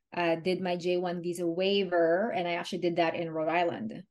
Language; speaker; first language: English; non-native, local second language; Filipino